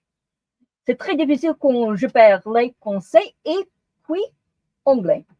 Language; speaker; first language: French; non-native, learner; English